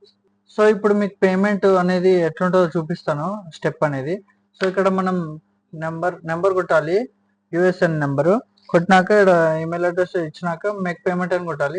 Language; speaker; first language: Telugu; native; Telugu